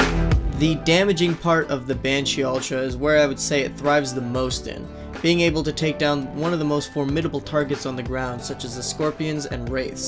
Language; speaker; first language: English; native; English